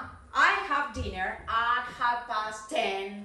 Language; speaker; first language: English; non-native, fluent; Spanish